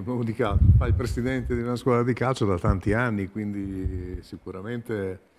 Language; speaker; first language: Italian; native; Italian